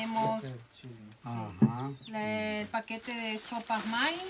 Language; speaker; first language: Spanish; native; Spanish